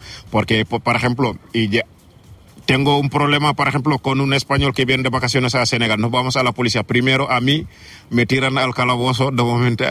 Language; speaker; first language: Spanish; non-native, fluent; Wolof